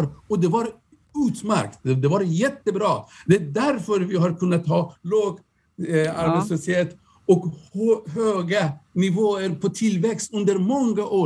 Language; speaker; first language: Swedish; non-native, fluent; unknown